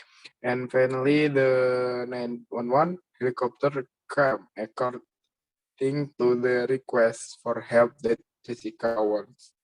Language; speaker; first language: English; non-native, learner; Indonesian